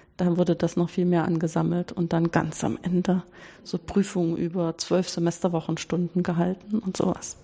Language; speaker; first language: German; native; German